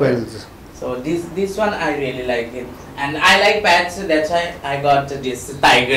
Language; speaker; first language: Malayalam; non-native, learner; Assamese